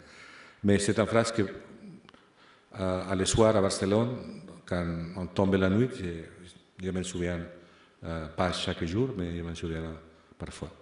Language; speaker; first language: French; non-native, fluent; Spanish